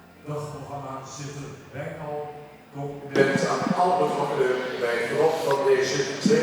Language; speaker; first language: Dutch; native; Dutch